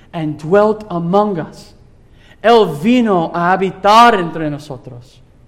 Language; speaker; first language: Spanish; non-native, fluent; English